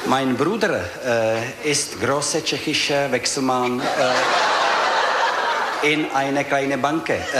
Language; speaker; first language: German; non-native, learner; Czech